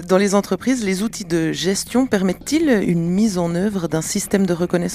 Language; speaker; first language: French; native; French